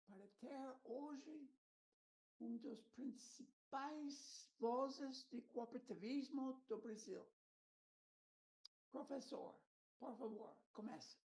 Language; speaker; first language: Portuguese; non-native, learner; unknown